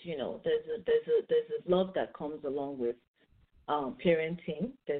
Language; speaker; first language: English; non-native, local second language; Yoruba